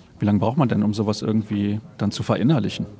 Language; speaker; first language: German; native; German